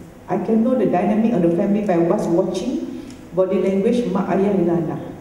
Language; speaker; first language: English; non-native, local second language; Malay